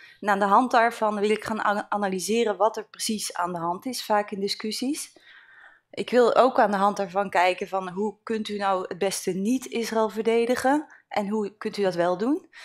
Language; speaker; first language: Dutch; native; Dutch